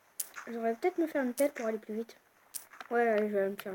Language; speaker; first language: French; native; French